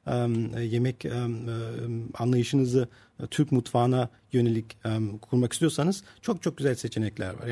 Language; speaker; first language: Turkish; early bilingual, heritage; Turkish